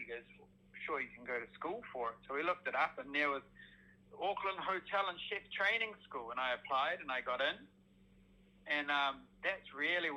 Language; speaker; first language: English; native; English